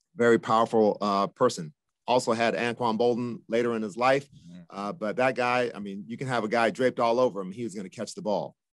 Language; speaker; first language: English; native; English